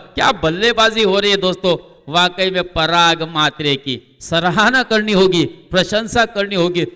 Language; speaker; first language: Hindi; non-native, local second language; Marathi